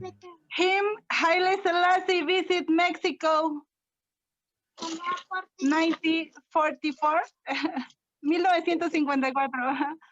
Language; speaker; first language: English; non-native, learner; Spanish